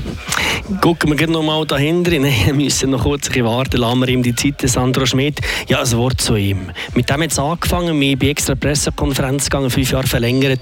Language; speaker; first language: German; native; German